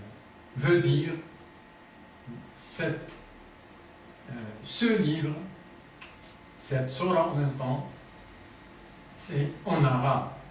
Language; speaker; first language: French; non-native, fluent; Arabic